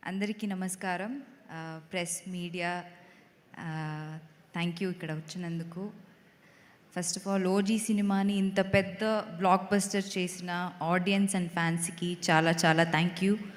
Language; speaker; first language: Telugu; non-native, learner; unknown